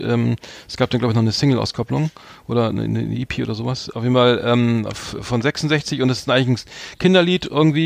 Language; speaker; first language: German; native; German